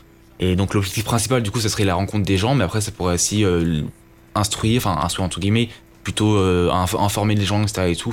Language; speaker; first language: French; native; French